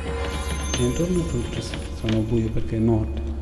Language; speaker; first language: Italian; non-native, learner; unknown